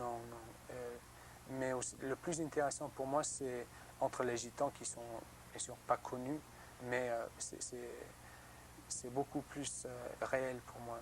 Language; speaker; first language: French; non-native, learner; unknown